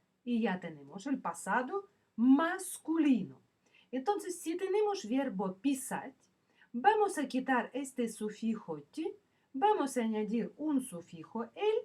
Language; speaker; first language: Spanish; non-native, fluent; Russian